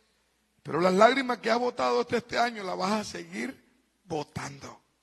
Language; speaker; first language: Spanish; native; Spanish